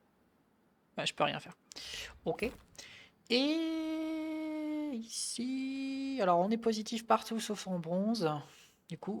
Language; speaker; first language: French; native; French